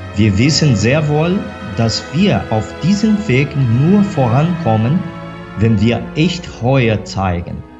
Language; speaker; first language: German; non-native, fluent; Portuguese